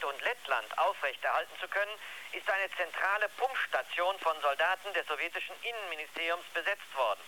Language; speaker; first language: German; native; German